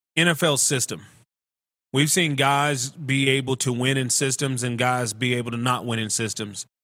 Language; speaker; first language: English; native; English